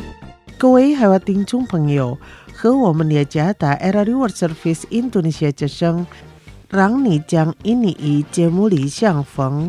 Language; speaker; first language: Chinese; non-native, local second language; Indonesian